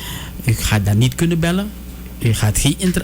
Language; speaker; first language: Dutch; native; Dutch